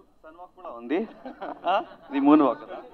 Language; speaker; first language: Telugu; non-native, learner; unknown